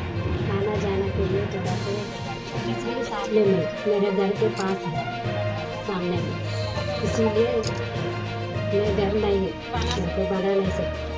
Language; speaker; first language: Hindi; non-native, local second language; Telugu